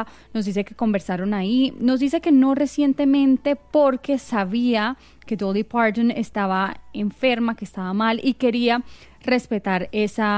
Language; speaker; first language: Spanish; native; Spanish